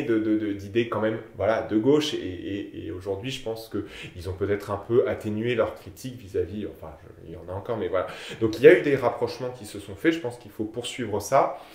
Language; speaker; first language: French; native; French